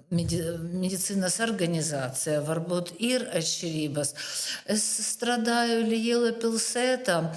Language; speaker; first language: Latvian; non-native, learner; Russian